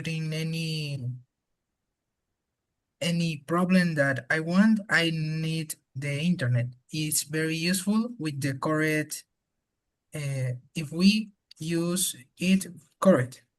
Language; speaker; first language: English; non-native, learner; Spanish